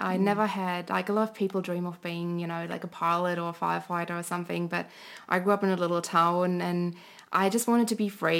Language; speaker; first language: English; non-native, fluent; German